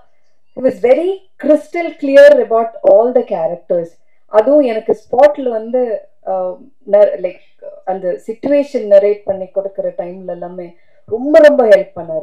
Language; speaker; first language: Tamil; non-native, fluent; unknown